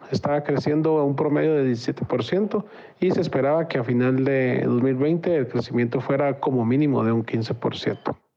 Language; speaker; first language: Spanish; native; Spanish